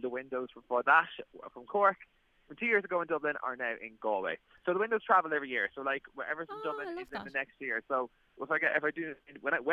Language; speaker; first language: English; native; English